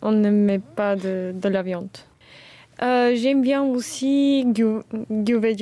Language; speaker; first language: French; non-native, fluent; Bulgarian